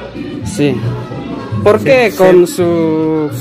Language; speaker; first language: Spanish; non-native, learner; Indonesian